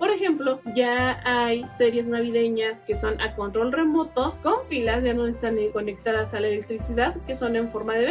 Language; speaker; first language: Spanish; native; Spanish